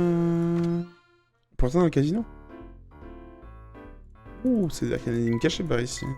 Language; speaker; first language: French; native; French